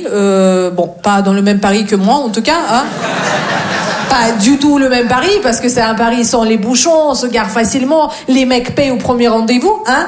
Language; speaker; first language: French; non-native, fluent; Russian